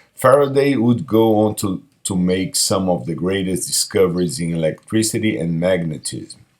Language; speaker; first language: English; non-native, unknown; Portuguese